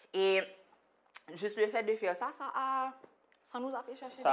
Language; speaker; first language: French; non-native, local second language; Haitian Creole